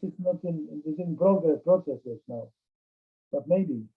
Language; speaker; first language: English; non-native, learner; Czech